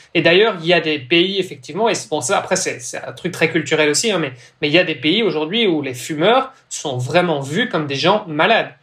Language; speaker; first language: French; native; French